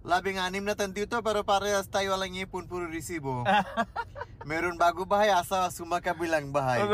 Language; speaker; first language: Filipino; non-native, learner; Bangla